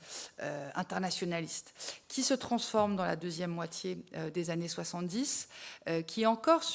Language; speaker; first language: French; native; French